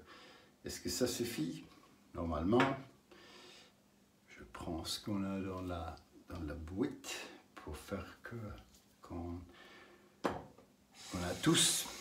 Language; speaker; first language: French; non-native, learner; English